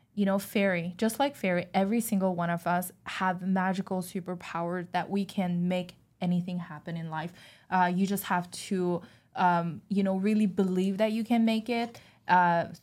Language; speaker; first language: English; non-native, fluent; Chinese